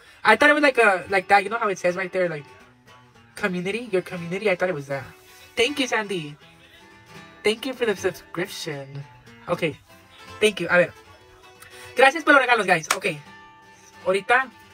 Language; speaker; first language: English; early bilingual, other home language; Spanish